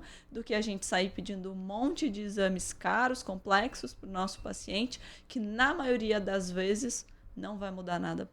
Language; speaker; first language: Portuguese; native; Portuguese